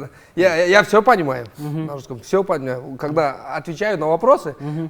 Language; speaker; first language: Russian; non-native, local second language; Kyrgyz